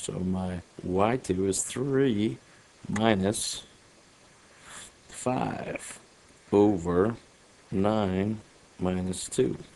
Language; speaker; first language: English; native; English